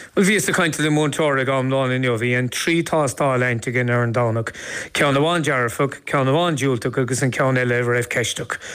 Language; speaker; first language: Irish; non-native, local second language; English